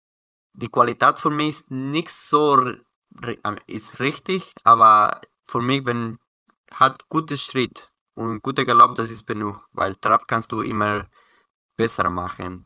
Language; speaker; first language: German; non-native, learner; Spanish